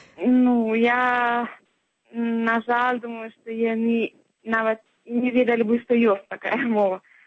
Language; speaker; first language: Belarusian; non-native, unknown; Italian